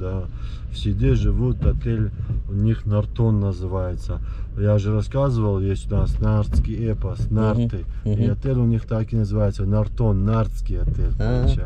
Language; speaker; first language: Russian; native; Russian